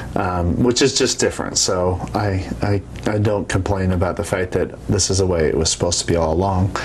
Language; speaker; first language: English; native; English